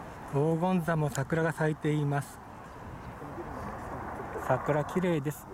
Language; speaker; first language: Japanese; native; Japanese